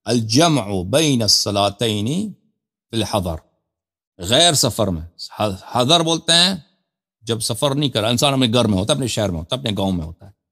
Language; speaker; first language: Urdu; non-native, fluent; Persian